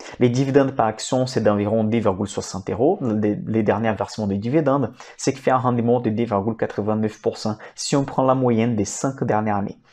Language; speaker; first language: French; non-native, fluent; Portuguese